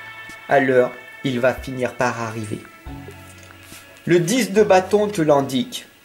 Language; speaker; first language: French; native; French